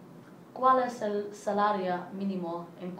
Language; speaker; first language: Spanish; non-native, learner; English